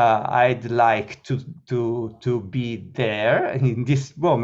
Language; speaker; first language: English; non-native, learner; Italian